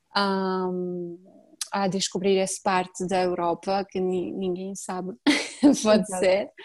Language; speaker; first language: Portuguese; non-native, fluent; Georgian